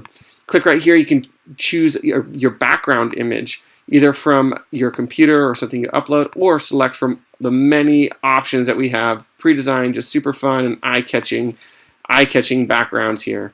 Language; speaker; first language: English; native; English